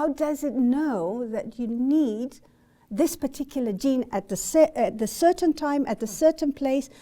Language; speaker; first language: English; non-native, fluent; Albanian